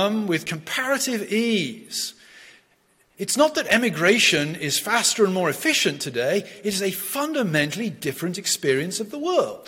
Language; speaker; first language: English; native; English